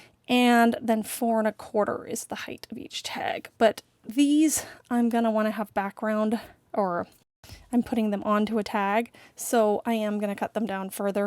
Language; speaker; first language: English; native; English